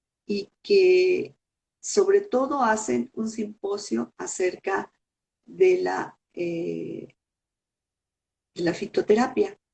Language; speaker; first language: Spanish; native; Spanish